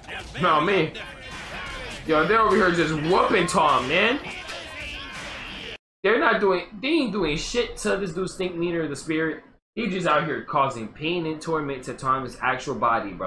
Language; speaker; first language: English; native; English